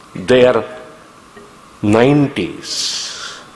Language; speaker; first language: English; non-native, local second language; Kannada